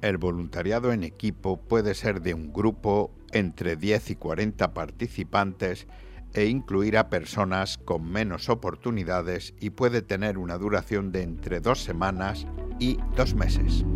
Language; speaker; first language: Spanish; native; Spanish